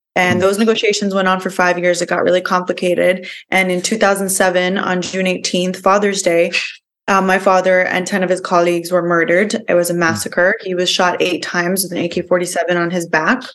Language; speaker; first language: English; early bilingual, other home language; Spanish